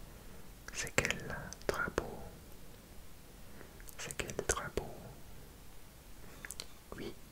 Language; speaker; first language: French; non-native, learner; Welsh